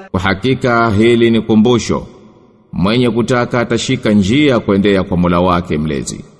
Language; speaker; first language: Swahili; native; Swahili